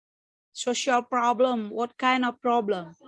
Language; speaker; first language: English; non-native, fluent; Indonesian